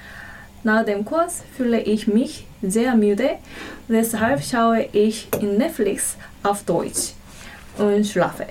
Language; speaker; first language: German; non-native, learner; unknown